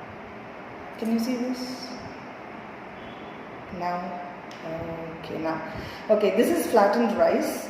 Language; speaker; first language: English; non-native, local second language; Tamil